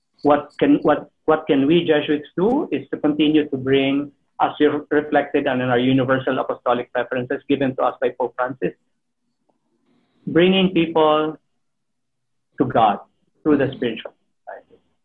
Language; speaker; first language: English; non-native, local second language; Filipino